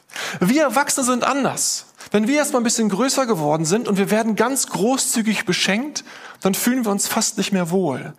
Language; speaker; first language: German; native; German